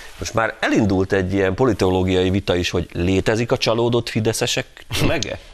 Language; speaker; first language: Hungarian; native; Hungarian